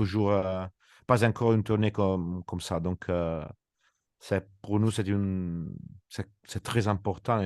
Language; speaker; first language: French; non-native, fluent; Italian